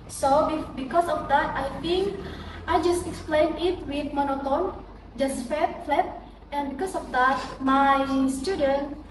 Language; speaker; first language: English; non-native, learner; Indonesian